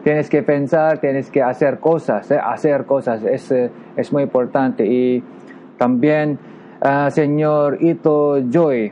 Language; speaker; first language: Spanish; non-native, learner; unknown